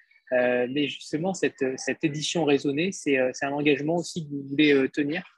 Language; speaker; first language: French; native; French